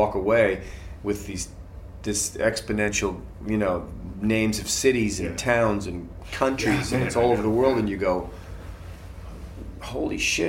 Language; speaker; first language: English; native; English